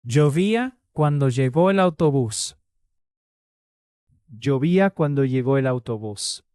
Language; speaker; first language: Spanish; non-native, fluent; English